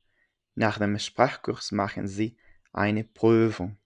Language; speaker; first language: German; non-native, learner; French